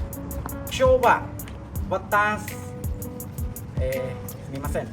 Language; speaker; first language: Japanese; non-native, learner; Khmer